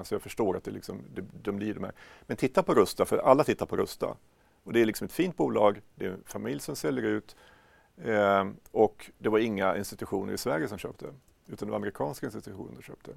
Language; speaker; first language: Swedish; native; Swedish